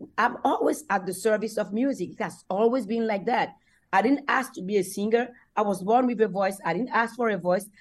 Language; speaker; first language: English; non-native, fluent; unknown